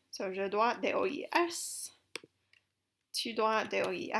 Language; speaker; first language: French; non-native, fluent; English